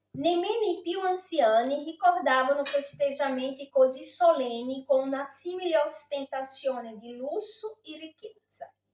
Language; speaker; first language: Italian; non-native, fluent; Portuguese